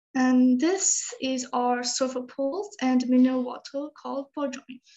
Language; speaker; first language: English; non-native, fluent; Georgian